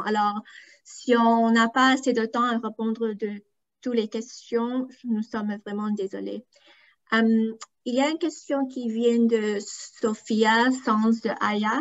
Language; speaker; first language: French; non-native, fluent; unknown